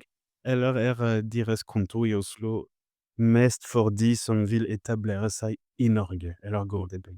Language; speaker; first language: Norwegian; non-native, fluent; French